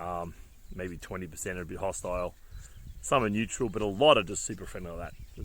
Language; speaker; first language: English; native; English